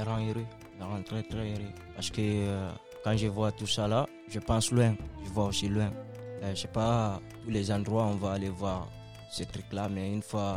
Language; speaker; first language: French; non-native, local second language; Fula